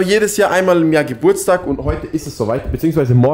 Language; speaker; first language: German; early bilingual, other home language; Persian